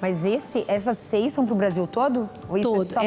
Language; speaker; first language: Portuguese; native; Portuguese